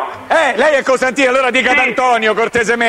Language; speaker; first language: Italian; native; Italian